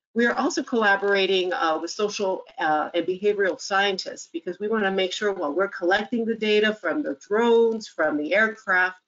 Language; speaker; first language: English; native; English